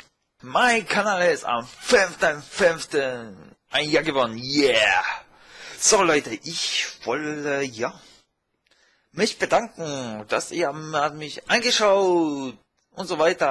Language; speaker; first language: German; non-native, fluent; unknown